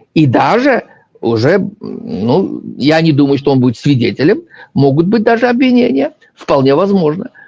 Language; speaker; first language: Russian; native; Russian